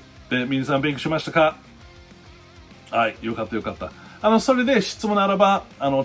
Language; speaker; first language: Japanese; non-native, learner; English